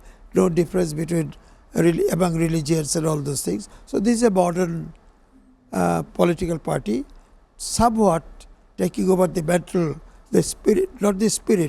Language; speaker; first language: English; non-native, local second language; Bangla